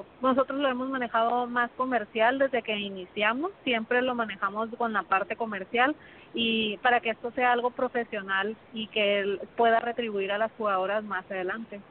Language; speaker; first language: Spanish; native; Spanish